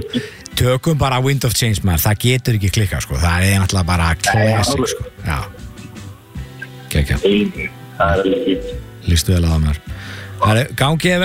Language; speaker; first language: Icelandic; native; Icelandic